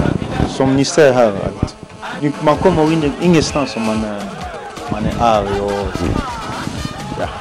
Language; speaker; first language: Swedish; non-native, fluent; Lingala